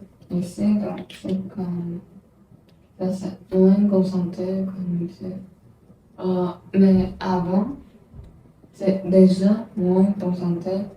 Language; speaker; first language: French; non-native, learner; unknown